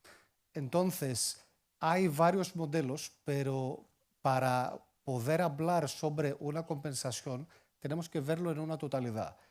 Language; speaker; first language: Spanish; non-native, fluent; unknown